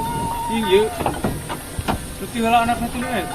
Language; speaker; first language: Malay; non-native, local second language; Sundanese